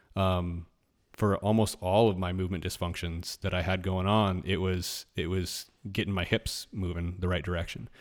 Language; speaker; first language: English; native; English